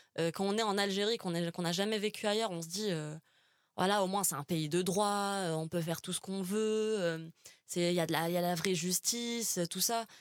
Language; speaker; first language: French; non-native, local second language; Arabic